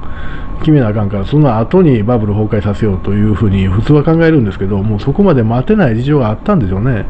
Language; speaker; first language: Japanese; native; Japanese